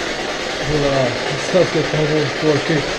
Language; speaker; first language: French; non-native, fluent; Portuguese